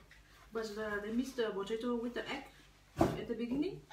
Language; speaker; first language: English; non-native, learner; Vietnamese